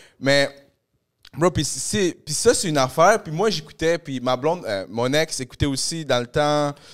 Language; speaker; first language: French; early bilingual, other home language; Spanish